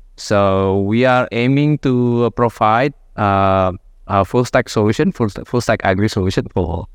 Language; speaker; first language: English; non-native, fluent; Indonesian